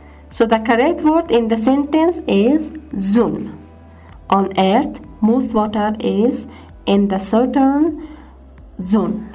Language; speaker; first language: English; non-native, fluent; Persian